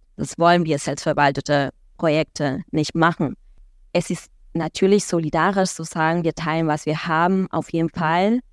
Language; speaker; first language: German; non-native, fluent; Spanish